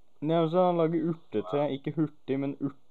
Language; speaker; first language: Norwegian; native; Norwegian